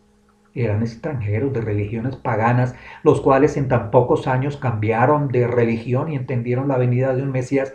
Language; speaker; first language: Spanish; native; Spanish